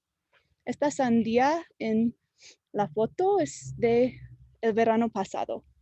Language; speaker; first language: Spanish; non-native, fluent; English